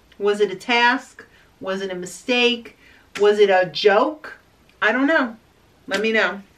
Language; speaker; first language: English; native; English